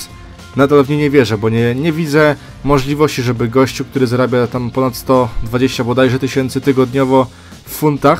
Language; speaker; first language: Polish; native; Polish